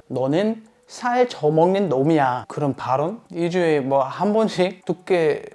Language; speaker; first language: Korean; non-native, fluent; German